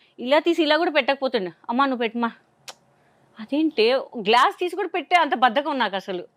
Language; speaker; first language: Telugu; non-native, local second language; Hindi